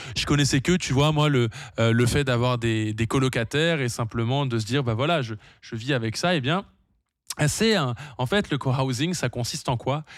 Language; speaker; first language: French; native; French